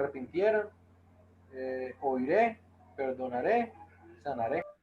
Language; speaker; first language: Spanish; native; Spanish